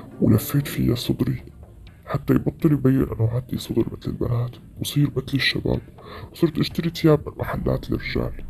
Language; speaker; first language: Arabic; native; Arabic